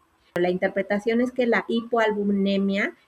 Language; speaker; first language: Spanish; native; Spanish